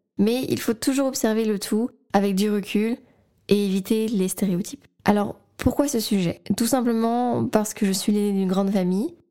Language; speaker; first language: French; native; French